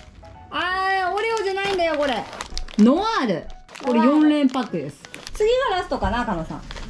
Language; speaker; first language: Japanese; native; Japanese